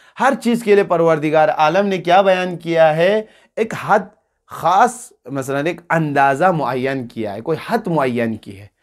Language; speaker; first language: Urdu; non-native, local second language; Balti